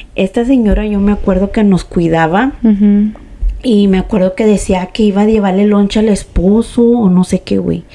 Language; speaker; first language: Spanish; early bilingual, heritage; Spanish